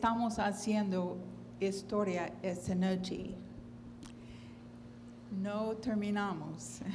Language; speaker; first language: Spanish; non-native, fluent; English